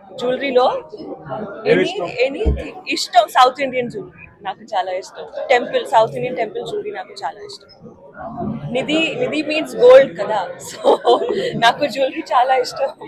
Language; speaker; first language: Telugu; non-native, learner; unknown